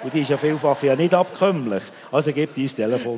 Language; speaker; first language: German; native; German